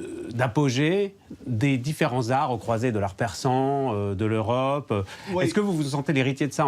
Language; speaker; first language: French; native; French